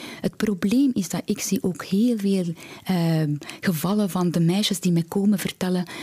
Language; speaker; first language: Dutch; non-native, fluent; Persian